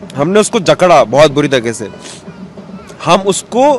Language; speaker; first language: Hindi; native; Hindi